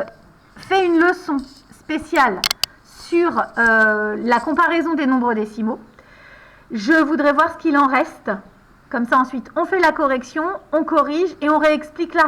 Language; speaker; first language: French; native; French